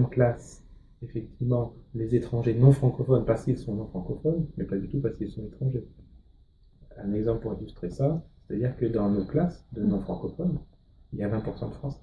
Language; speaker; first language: French; native; French